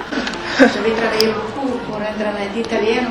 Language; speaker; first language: French; non-native, fluent; Italian